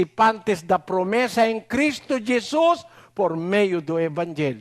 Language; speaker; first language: Portuguese; non-native, learner; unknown